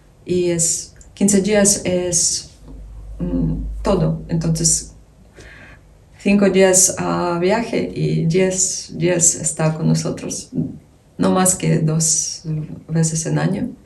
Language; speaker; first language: Spanish; non-native, learner; Ukrainian